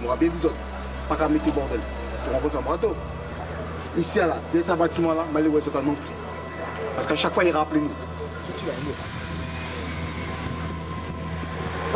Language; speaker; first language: French; native; French